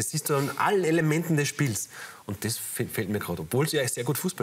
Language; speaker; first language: German; native; German